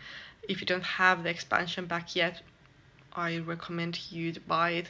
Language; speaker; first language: English; non-native, fluent; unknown